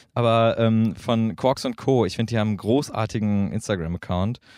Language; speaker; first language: German; native; German